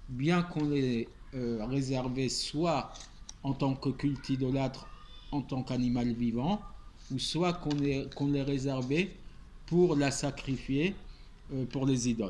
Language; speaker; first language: French; native; French